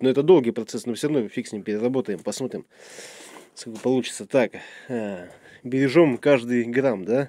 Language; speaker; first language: Russian; native; Russian